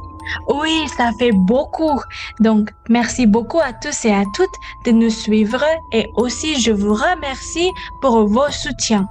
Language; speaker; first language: French; non-native, learner; Indonesian